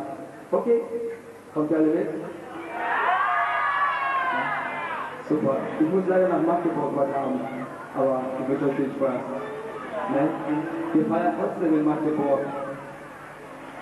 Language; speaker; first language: German; non-native, fluent; English